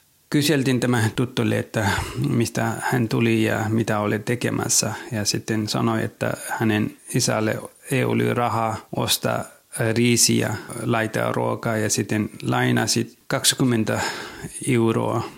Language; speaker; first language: Finnish; non-native, learner; Nepali